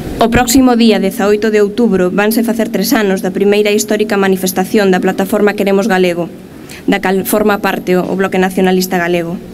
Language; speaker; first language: Galician; native; Galician